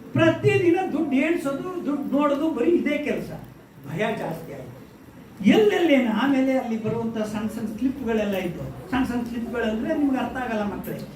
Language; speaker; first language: Kannada; native; Kannada